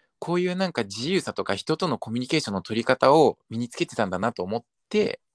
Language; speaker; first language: Japanese; early bilingual, other home language; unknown